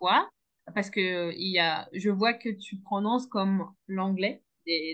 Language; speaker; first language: French; non-native, fluent; Turkish